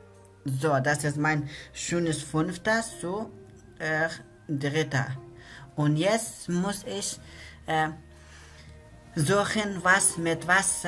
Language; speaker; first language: German; non-native, learner; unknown